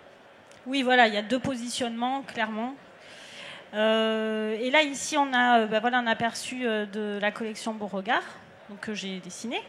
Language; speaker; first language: French; native; French